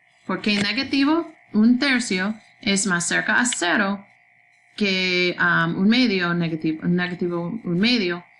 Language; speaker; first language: Spanish; non-native, learner; English